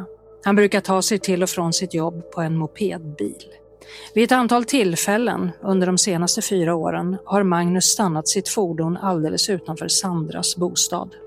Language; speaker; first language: Swedish; native; Swedish